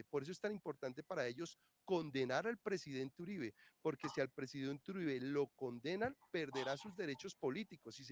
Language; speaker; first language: Spanish; native; Spanish